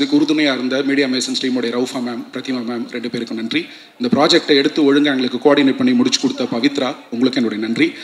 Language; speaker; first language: Tamil; native; Tamil